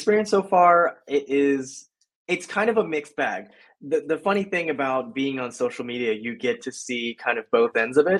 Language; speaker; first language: English; native; English